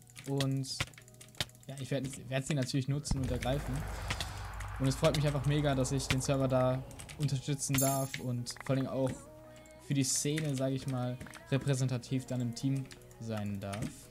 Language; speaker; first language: German; native; German